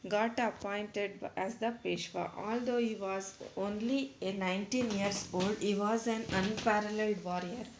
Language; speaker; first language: English; non-native, local second language; Kannada